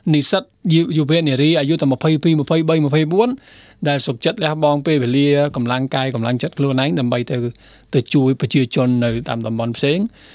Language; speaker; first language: Khmer; non-native, fluent; Spanish